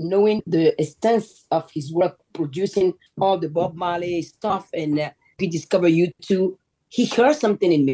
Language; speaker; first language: English; non-native, fluent; Yoruba